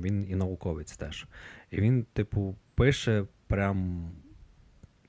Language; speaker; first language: Ukrainian; native; Ukrainian